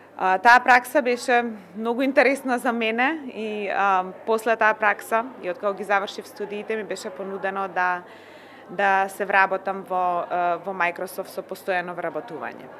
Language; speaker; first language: Macedonian; native; Macedonian